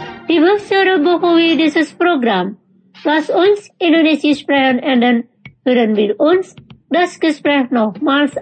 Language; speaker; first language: German; non-native, fluent; Indonesian